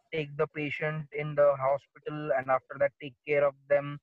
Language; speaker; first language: English; non-native, local second language; Marathi